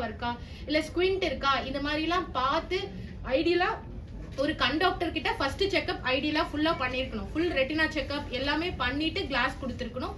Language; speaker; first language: Tamil; native; Tamil